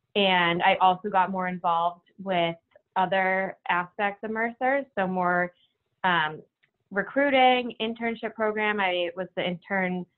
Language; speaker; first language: English; native; English